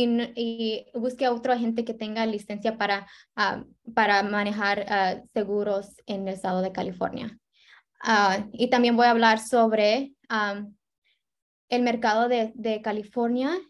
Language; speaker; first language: Spanish; early bilingual, heritage; Spanish